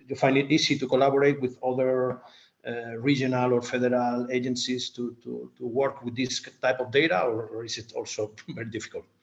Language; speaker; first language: English; non-native, fluent; Spanish